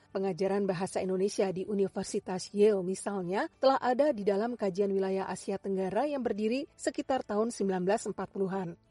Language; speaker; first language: Indonesian; native; Indonesian